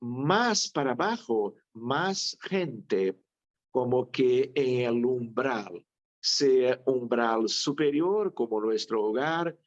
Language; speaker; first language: Spanish; non-native, fluent; Portuguese